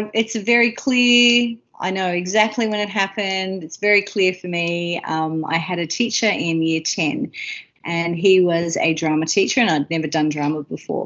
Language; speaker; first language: English; native; English